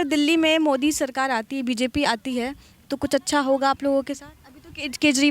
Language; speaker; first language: Hindi; native; Hindi